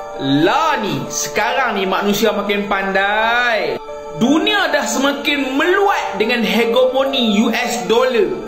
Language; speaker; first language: Malay; native; Malay